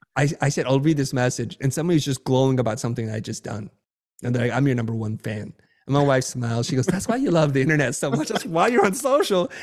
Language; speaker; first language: English; early bilingual, other home language; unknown